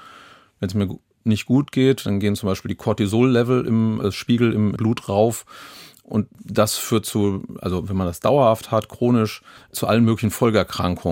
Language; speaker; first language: German; native; German